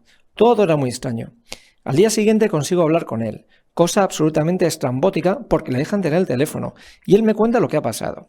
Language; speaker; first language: Spanish; native; Spanish